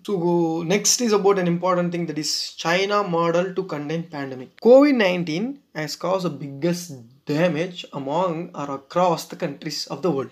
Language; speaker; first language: English; non-native, local second language; Tamil